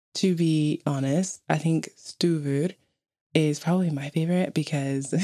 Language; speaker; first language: English; native; English